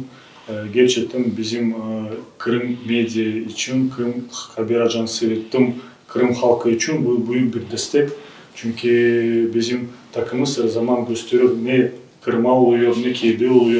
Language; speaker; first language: Turkish; non-native, learner; Crimean Tatar